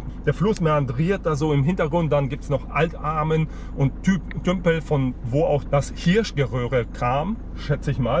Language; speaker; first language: German; native; German